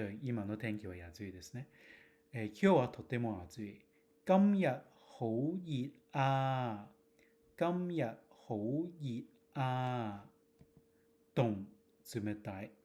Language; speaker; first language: Japanese; non-native, fluent; Cantonese